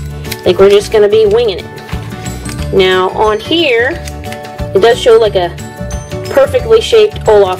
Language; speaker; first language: English; native; English